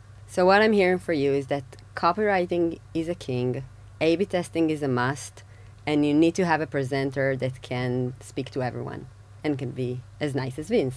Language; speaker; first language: English; non-native, fluent; Hebrew